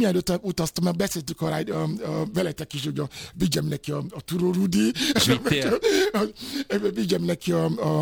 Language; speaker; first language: Hungarian; non-native, fluent; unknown